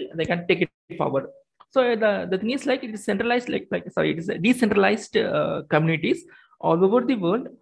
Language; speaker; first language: English; non-native, local second language; Tamil